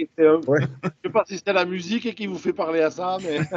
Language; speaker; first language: French; native; French